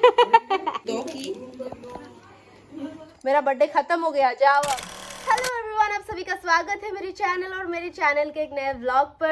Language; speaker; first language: Hindi; non-native, local second language; Bangla